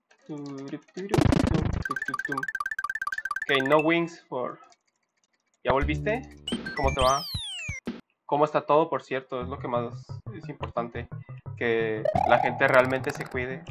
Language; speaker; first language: Spanish; native; Spanish